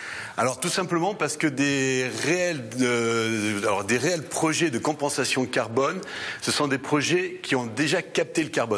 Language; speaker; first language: French; native; French